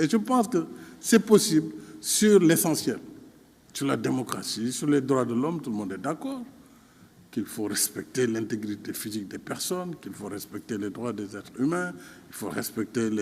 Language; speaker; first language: French; non-native, local second language; Fula